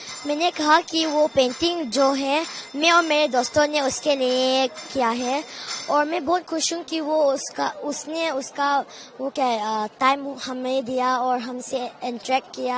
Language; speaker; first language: Hindi; non-native, local second language; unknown